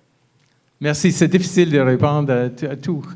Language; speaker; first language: French; non-native, fluent; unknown